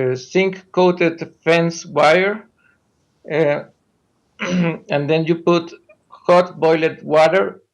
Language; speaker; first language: English; non-native, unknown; Spanish